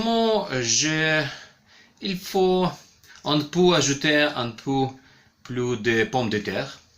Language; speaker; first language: French; non-native, learner; Ukrainian